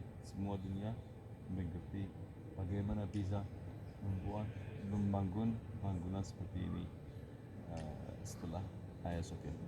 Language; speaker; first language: Indonesian; non-native, learner; Turkish